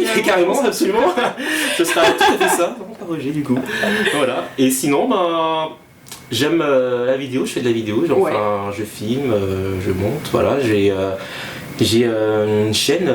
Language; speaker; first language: French; native; French